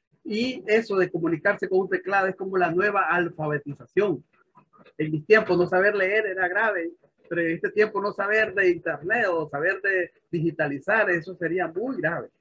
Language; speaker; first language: Spanish; native; Spanish